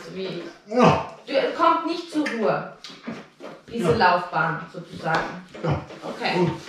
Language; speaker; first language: German; native; German